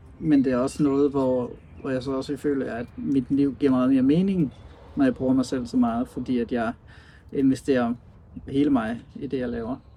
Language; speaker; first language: Danish; native; Danish